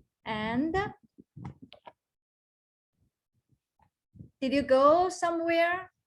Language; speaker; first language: English; non-native, fluent; Chinese